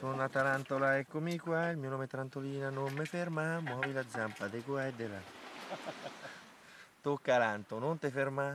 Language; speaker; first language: Italian; native; Italian